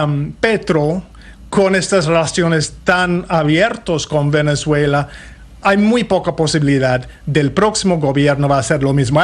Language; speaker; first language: Spanish; non-native, fluent; English